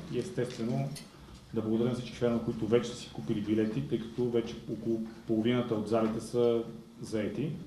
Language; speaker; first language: Bulgarian; native; Bulgarian